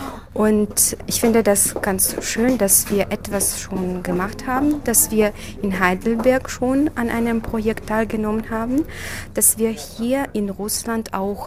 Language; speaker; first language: German; non-native, fluent; Russian